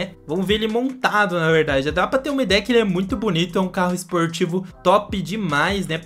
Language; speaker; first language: Portuguese; native; Portuguese